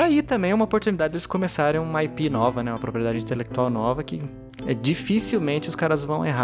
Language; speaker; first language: Portuguese; native; Portuguese